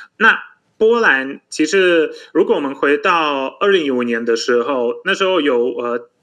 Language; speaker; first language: Chinese; non-native, fluent; Polish